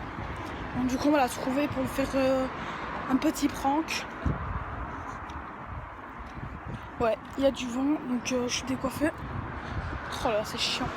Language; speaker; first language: French; native; French